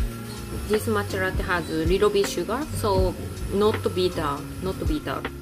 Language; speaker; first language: English; non-native, learner; Japanese